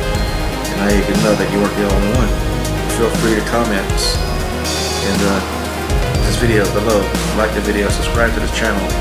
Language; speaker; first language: English; native; English